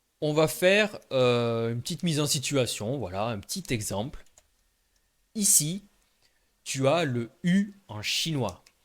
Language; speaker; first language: French; native; French